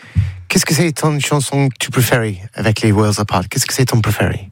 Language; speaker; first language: French; non-native, learner; English